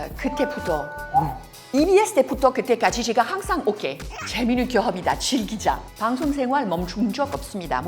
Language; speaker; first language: Korean; non-native, fluent; French